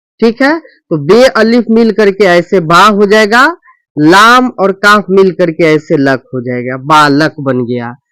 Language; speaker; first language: Hindi; native; Hindi